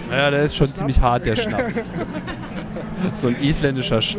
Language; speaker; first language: German; native; German